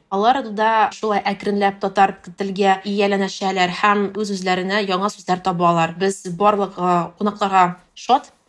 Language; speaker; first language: Tatar; non-native, local second language; Russian